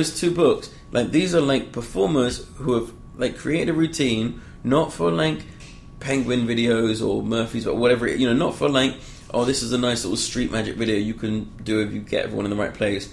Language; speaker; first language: English; native; English